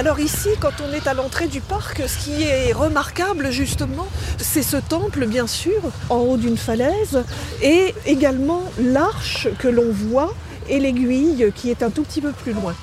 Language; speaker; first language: French; native; French